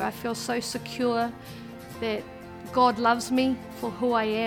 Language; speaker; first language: English; native; English